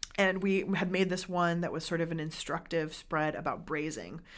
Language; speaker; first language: English; native; English